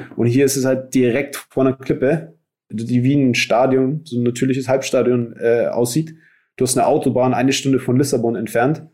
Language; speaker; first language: German; native; German